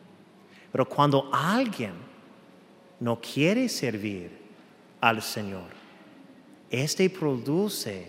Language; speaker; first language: Spanish; non-native, fluent; English